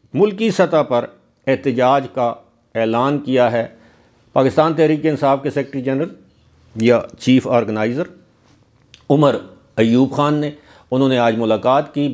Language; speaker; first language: Urdu; non-native, local second language; Northern Hindko